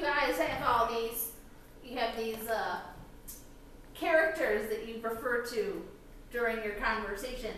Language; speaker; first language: English; native; English